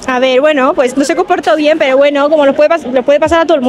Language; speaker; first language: Spanish; native; Spanish